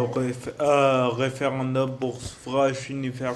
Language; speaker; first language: French; non-native, learner; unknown